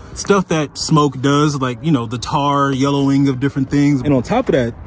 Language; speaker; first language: English; native; English